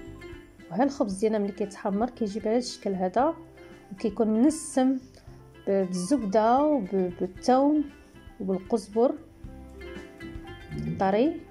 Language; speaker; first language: Arabic; native; Arabic